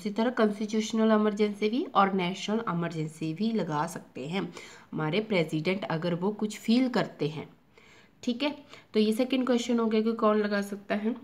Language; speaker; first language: Hindi; native; Hindi